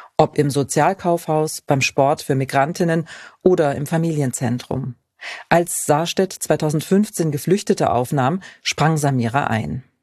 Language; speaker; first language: German; native; German